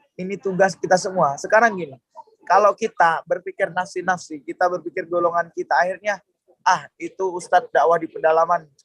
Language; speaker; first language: Indonesian; native; Indonesian